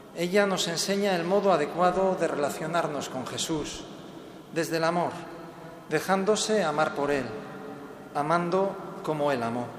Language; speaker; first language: Spanish; native; Spanish